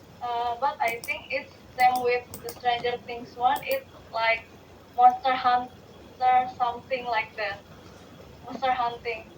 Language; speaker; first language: English; non-native, learner; Indonesian